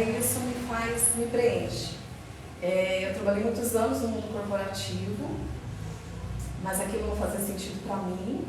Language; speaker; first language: Portuguese; native; Portuguese